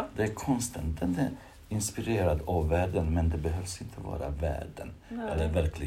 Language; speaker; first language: Swedish; non-native, fluent; Bosnian